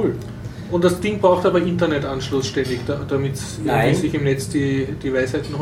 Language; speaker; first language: German; native; German